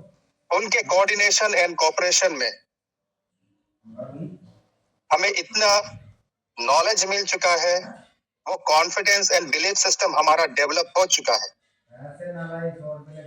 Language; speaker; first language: Hindi; native; Hindi